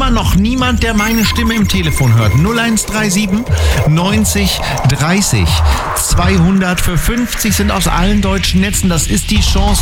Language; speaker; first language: German; native; German